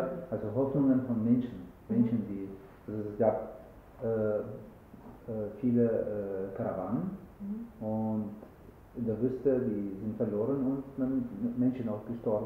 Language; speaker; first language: German; non-native, learner; Arabic